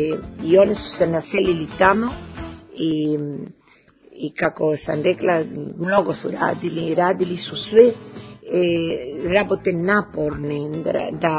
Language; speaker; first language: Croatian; early bilingual, heritage; Serbian